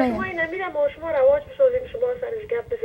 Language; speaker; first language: Persian; native; Persian